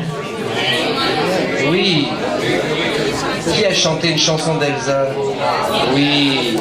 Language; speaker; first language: French; native; French